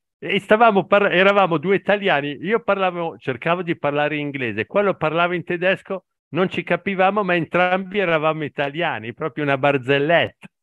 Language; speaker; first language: Italian; native; Italian